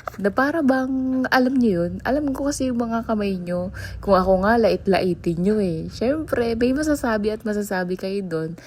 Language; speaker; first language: Filipino; native; Filipino